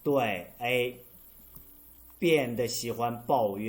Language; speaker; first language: Chinese; native; Chinese